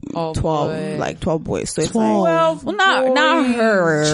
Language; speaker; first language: English; non-native, local second language; Kinyarwanda